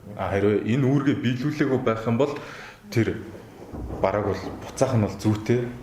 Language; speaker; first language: Mongolian; native; Mongolian